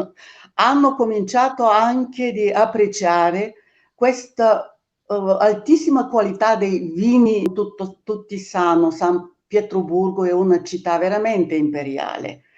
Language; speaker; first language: Italian; non-native, fluent; Bulgarian